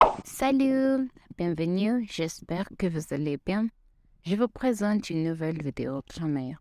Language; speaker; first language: French; non-native, fluent; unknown